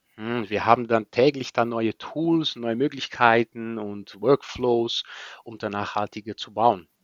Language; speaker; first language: German; non-native, fluent; Portuguese